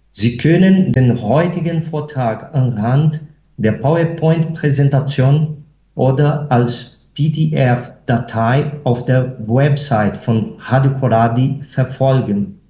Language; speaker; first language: German; non-native, fluent; Portuguese